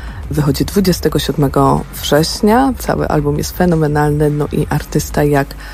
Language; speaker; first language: Polish; native; Polish